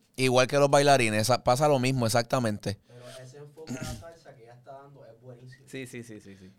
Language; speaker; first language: Spanish; native; Spanish